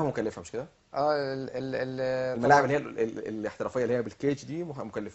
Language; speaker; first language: Arabic; native; Arabic